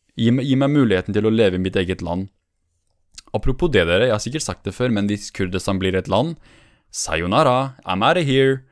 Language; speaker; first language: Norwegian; native; Norwegian